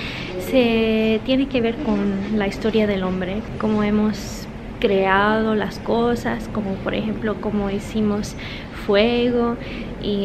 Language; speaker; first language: Spanish; early bilingual, heritage; English